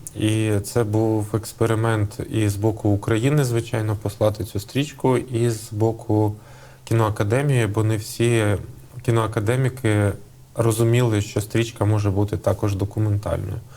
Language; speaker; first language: Ukrainian; native; Ukrainian